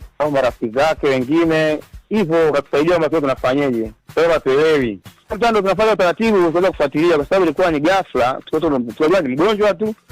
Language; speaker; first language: Swahili; native; Swahili